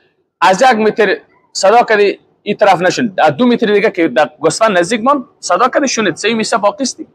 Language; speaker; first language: Persian; native; Persian